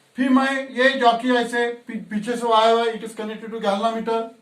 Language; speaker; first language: Hindi; non-native, local second language; Marathi